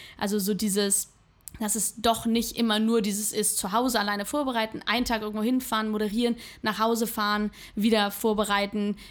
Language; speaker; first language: German; native; German